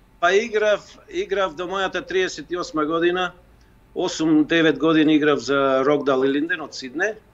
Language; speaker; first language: Macedonian; native; Macedonian